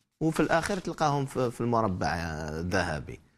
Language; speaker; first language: Arabic; native; Arabic